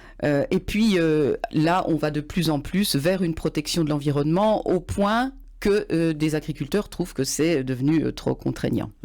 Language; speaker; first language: French; native; French